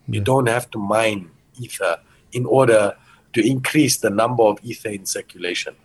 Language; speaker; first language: English; early bilingual, other home language; Portuguese